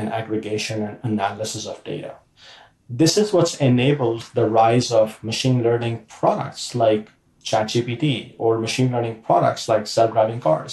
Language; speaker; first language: English; non-native, local second language; Urdu